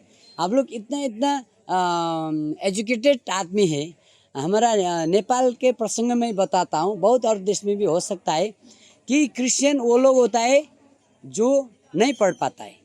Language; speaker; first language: Hindi; non-native, learner; Nepali